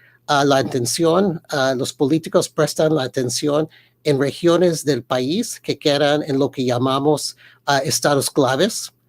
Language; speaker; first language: Spanish; early bilingual, heritage; Spanish